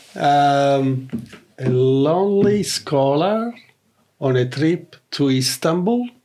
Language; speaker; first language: English; non-native, fluent; Italian